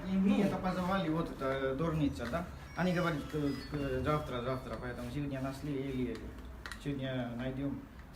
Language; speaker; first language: Russian; non-native, learner; Hindi